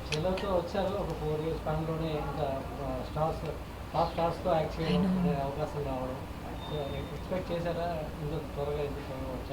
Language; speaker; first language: Telugu; native; Telugu